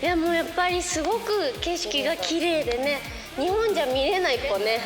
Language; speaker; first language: Japanese; native; Japanese